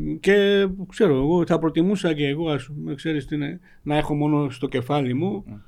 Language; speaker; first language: Greek; non-native, fluent; Georgian